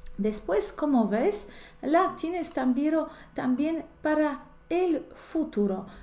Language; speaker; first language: Spanish; non-native, fluent; Polish